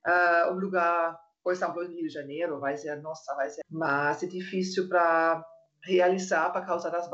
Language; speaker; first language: Portuguese; non-native, fluent; German